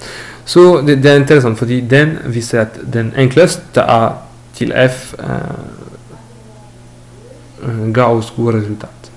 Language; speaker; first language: Norwegian; non-native, learner; French